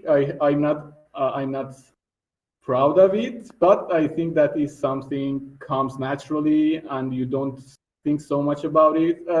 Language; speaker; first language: English; non-native, fluent; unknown